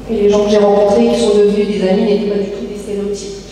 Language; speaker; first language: French; native; French